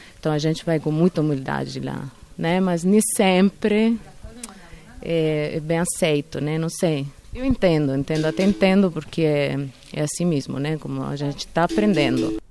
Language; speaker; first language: Portuguese; non-native, fluent; Italian